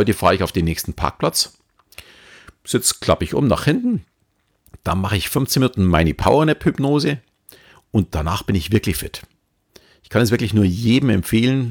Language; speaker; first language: German; native; German